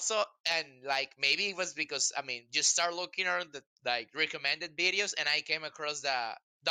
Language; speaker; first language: English; non-native, fluent; Spanish